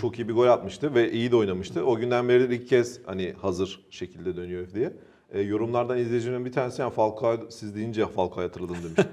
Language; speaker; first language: Turkish; native; Turkish